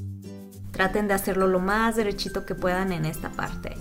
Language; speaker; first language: Spanish; native; Spanish